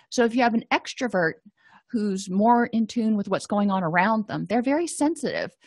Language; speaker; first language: English; native; English